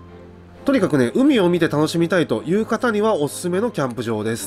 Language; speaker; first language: Japanese; native; Japanese